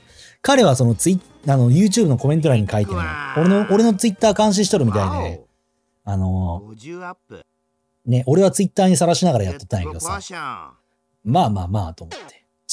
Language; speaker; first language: Japanese; native; Japanese